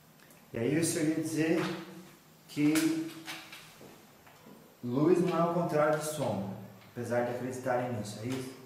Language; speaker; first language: Portuguese; native; Portuguese